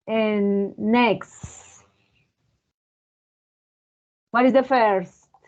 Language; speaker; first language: English; non-native, learner; Spanish